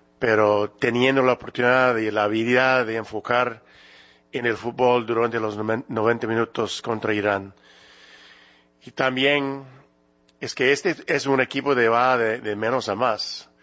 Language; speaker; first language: Spanish; early bilingual, heritage; English